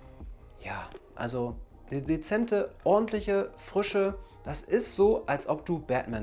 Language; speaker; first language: German; native; German